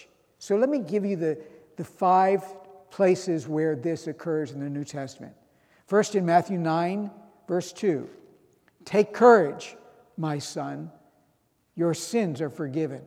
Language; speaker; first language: English; native; English